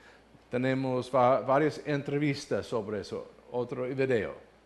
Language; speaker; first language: Spanish; non-native, learner; English